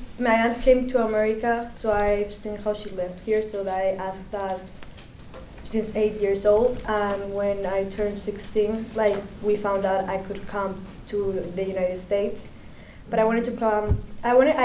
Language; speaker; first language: English; non-native, fluent; Spanish